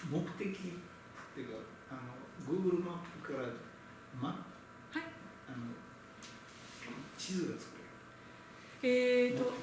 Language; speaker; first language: Japanese; native; Japanese